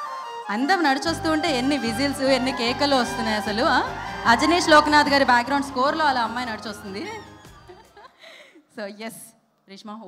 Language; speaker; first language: Telugu; native; Telugu